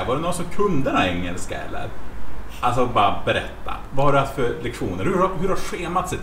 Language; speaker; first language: Swedish; native; Swedish